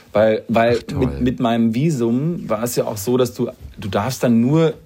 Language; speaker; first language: German; native; German